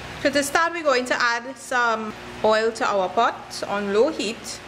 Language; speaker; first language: English; native; English